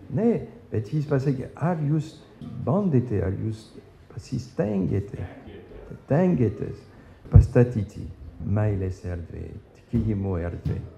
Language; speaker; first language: Lithuanian; non-native, fluent; French